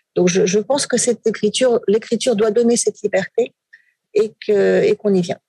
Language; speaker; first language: French; native; French